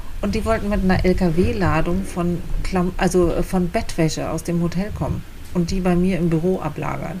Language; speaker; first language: German; native; German